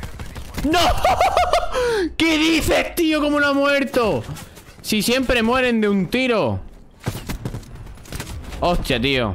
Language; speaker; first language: Spanish; native; Spanish